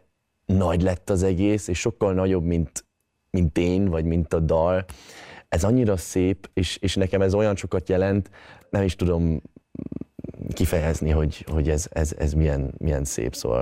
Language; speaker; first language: Hungarian; early bilingual, heritage; Hungarian